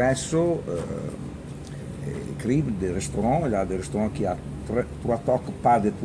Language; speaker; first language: French; non-native, learner; Italian